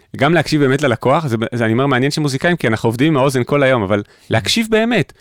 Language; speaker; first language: Hebrew; native; Hebrew